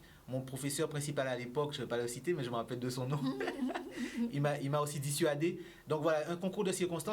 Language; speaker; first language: French; native; French